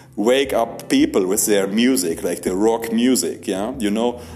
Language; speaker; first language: English; non-native, fluent; German